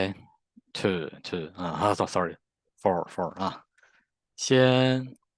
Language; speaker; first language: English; non-native, learner; Chinese